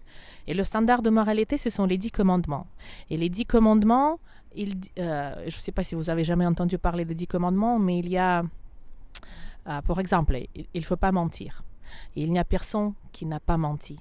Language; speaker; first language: French; non-native, fluent; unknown